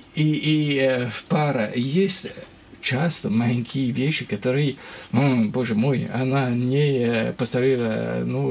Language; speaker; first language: Russian; non-native, learner; French